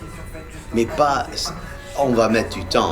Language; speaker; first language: French; early bilingual, heritage; English